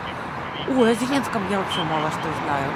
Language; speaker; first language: Russian; native; Russian